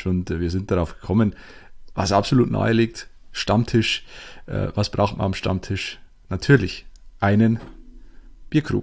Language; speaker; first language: German; native; German